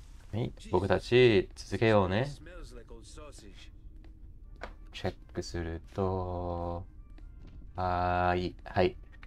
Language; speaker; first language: Japanese; non-native, learner; English